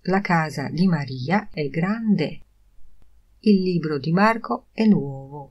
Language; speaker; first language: Italian; non-native, fluent; Polish